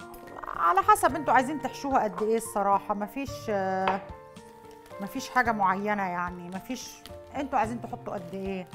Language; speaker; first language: Arabic; native; Arabic